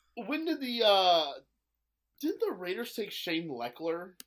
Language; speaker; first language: English; native; English